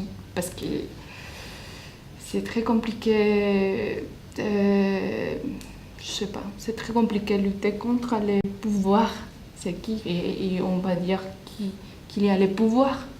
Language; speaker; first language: French; non-native, learner; Spanish